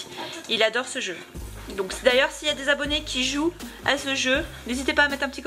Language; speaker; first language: French; native; French